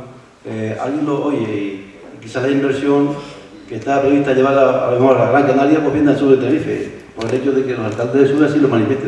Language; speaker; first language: Spanish; native; Spanish